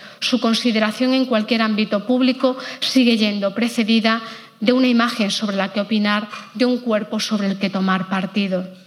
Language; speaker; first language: Spanish; native; Spanish